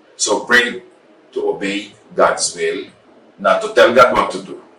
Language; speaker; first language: English; non-native, local second language; Filipino